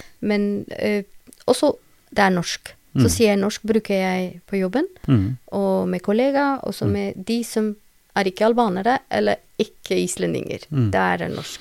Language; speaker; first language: Norwegian; non-native, learner; Albanian